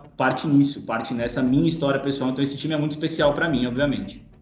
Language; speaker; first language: Portuguese; native; Portuguese